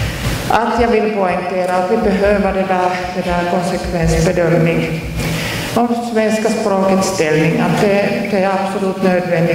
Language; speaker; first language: Swedish; non-native, local second language; Finnish